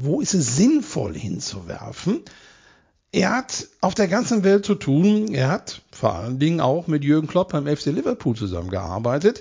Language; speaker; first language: German; native; German